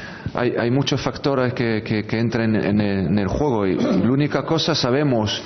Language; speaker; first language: Spanish; non-native, fluent; French